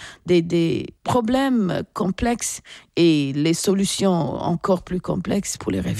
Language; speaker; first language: French; non-native, fluent; English